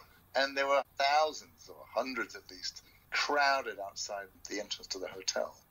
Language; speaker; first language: English; native; English